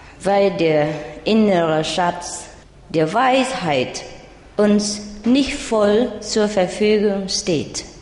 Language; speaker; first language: German; non-native, learner; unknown